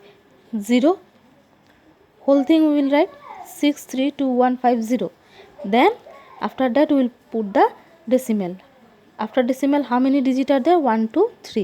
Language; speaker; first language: English; non-native, local second language; Assamese